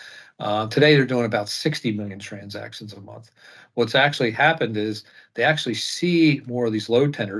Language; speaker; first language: English; native; English